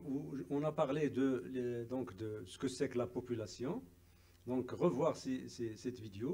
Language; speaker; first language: French; non-native, local second language; Arabic